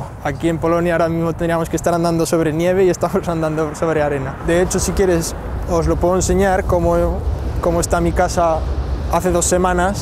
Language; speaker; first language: Spanish; native; Spanish